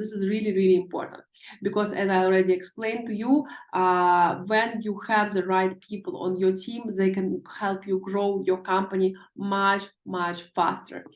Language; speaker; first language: English; non-native, fluent; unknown